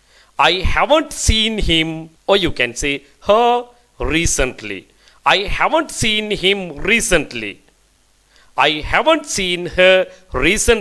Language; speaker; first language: English; non-native, local second language; Sinhala